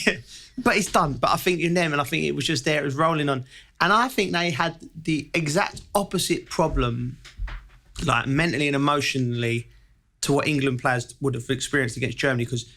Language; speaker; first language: English; native; English